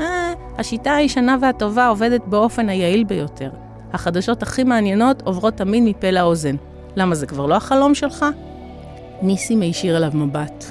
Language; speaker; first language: Hebrew; native; Hebrew